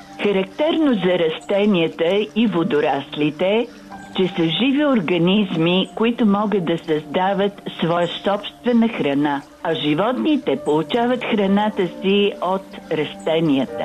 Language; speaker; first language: Bulgarian; native; Bulgarian